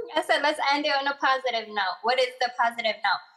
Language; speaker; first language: English; early bilingual, other home language; Arabic